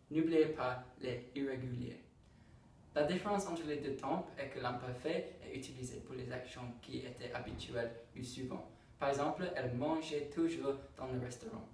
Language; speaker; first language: French; non-native, learner; English